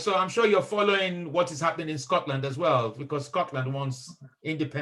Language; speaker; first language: English; non-native, learner; Catalan